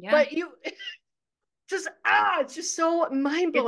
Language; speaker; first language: English; native; English